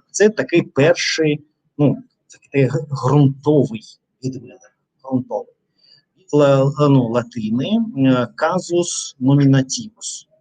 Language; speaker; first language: Ukrainian; non-native, learner; Russian